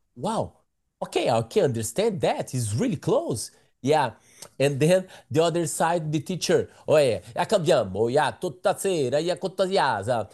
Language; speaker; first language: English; non-native, learner; Portuguese